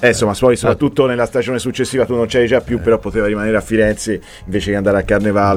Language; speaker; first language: Italian; native; Italian